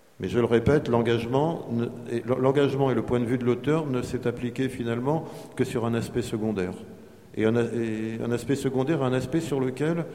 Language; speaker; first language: French; native; French